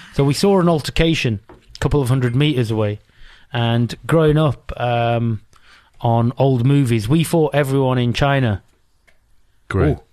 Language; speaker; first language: English; native; English